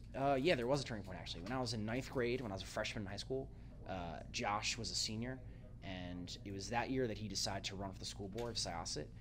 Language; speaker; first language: English; native; English